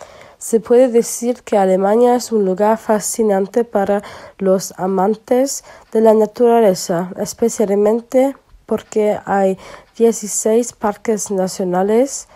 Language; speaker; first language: Spanish; non-native, learner; German